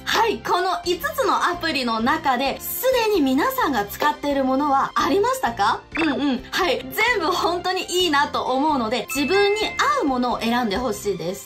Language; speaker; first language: Japanese; non-native, fluent; Chinese